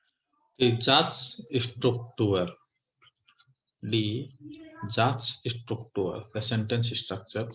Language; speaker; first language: German; non-native, fluent; Hindi